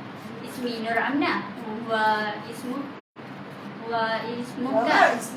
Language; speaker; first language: Arabic; non-native, learner; Malay